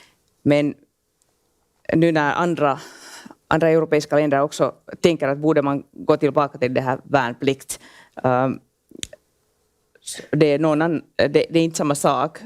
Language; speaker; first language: Swedish; non-native, local second language; Finnish